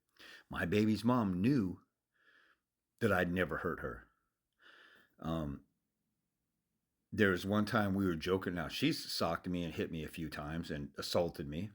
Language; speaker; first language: English; native; English